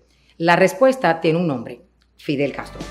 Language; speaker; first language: Spanish; native; Spanish